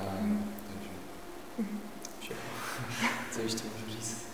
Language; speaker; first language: Czech; non-native, learner; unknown